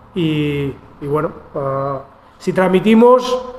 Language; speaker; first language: Spanish; non-native, local second language; Catalan